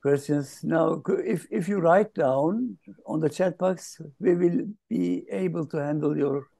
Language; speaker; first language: English; non-native, fluent; Turkish